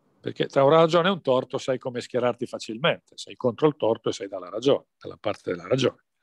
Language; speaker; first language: Italian; native; Italian